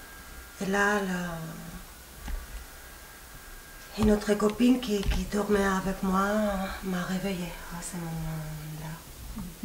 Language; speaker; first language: French; non-native, fluent; Spanish